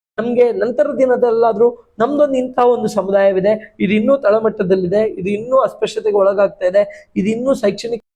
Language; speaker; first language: Kannada; non-native, local second language; Tulu